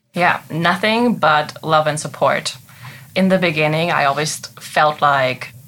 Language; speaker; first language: English; non-native, fluent; German